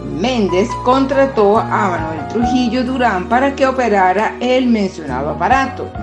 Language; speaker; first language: Spanish; native; Spanish